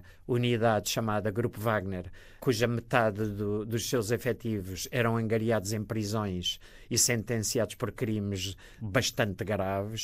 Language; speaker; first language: Portuguese; native; Portuguese